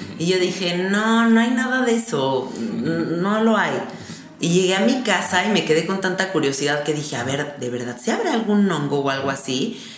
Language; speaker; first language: Spanish; native; Spanish